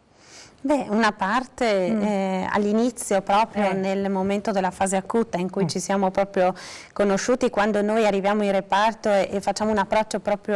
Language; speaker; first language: Italian; native; Italian